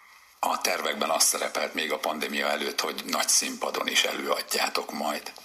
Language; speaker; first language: Hungarian; native; Hungarian